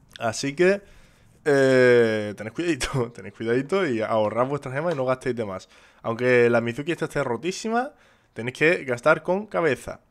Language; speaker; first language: Spanish; native; Spanish